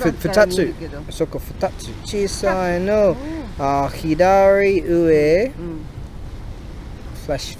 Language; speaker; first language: Japanese; non-native, learner; English